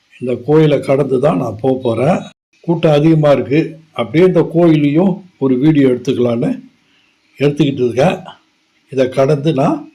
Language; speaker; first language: Tamil; native; Tamil